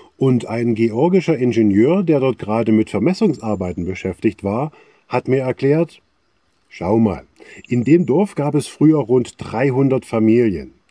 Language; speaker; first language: German; native; German